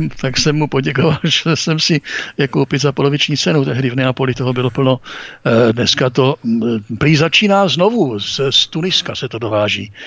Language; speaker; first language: Czech; native; Czech